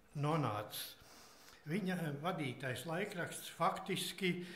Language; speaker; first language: Latvian; native; Latvian